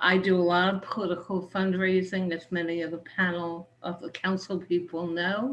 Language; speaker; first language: English; native; English